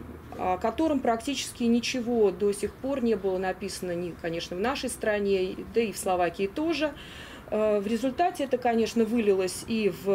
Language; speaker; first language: Russian; native; Russian